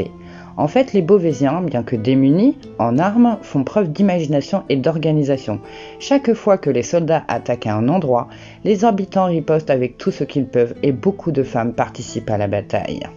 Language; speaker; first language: French; native; French